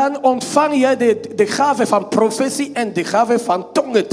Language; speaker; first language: Dutch; non-native, fluent; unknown